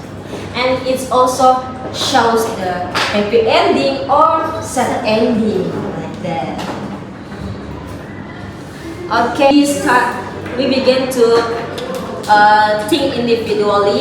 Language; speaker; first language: English; non-native, learner; Indonesian